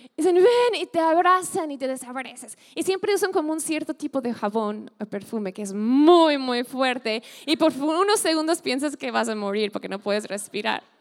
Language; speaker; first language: Spanish; non-native, fluent; English